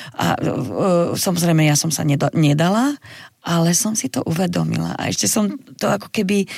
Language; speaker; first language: Slovak; non-native, local second language; Hungarian